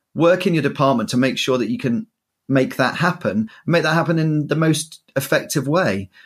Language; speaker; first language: English; native; English